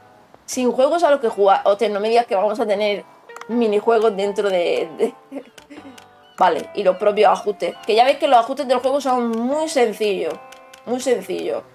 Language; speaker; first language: Spanish; native; Spanish